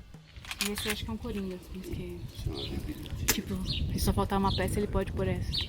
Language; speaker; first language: Portuguese; native; Portuguese